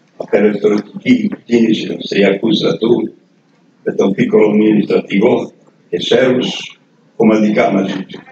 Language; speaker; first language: Greek; non-native, fluent; Serbian